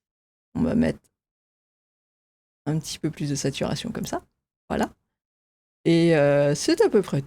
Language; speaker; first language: French; native; French